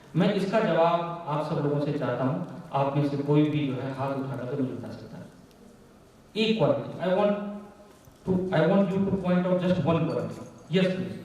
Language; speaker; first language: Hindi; non-native, local second language; Maithili